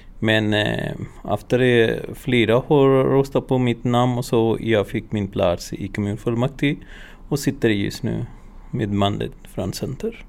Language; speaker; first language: Swedish; non-native, learner; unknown